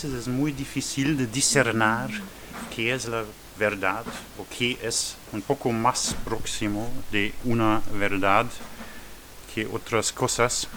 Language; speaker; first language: Spanish; non-native, learner; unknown